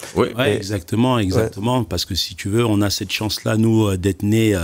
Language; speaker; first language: French; native; French